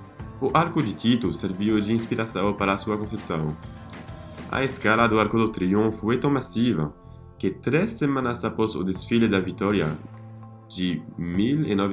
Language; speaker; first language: Portuguese; non-native, fluent; French